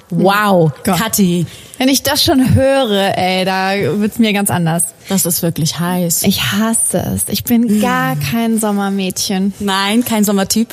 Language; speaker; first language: German; native; German